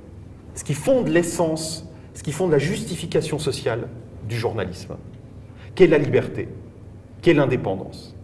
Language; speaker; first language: French; native; French